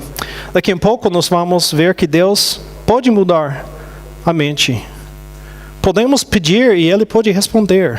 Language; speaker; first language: Portuguese; non-native, fluent; English